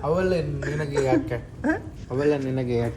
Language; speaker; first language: Kannada; non-native, learner; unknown